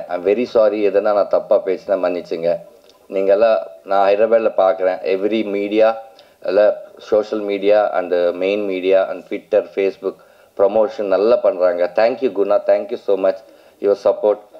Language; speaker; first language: Tamil; non-native, learner; Telugu